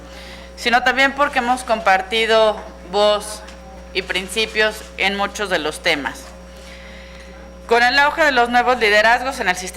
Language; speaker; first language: Spanish; native; Spanish